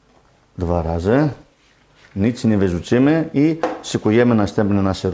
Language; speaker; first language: Polish; non-native, fluent; Greek